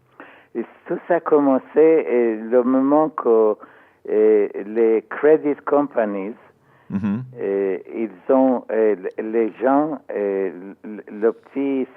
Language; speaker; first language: French; non-native, learner; Persian